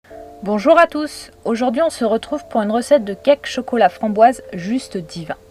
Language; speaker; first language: French; native; French